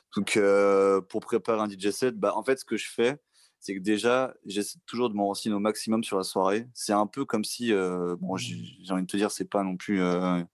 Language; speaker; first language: French; native; French